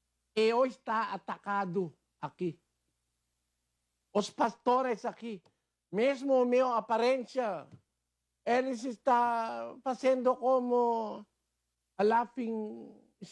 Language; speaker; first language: Portuguese; non-native, learner; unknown